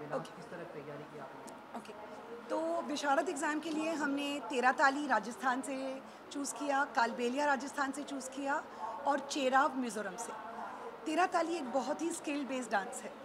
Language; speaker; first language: Hindi; native; Hindi